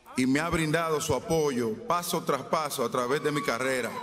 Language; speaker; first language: Spanish; native; Spanish